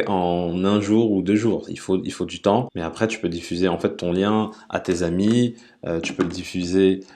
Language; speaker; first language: French; native; French